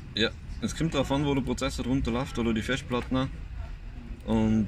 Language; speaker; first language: German; native; German